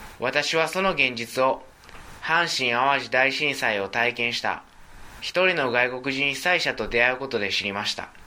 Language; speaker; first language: Japanese; native; Japanese